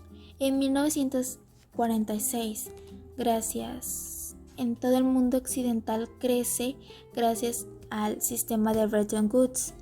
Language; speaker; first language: Spanish; native; Spanish